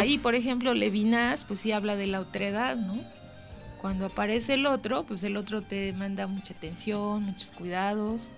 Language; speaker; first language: Spanish; native; Spanish